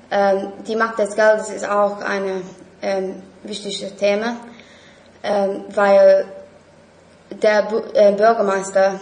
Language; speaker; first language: German; non-native, learner; English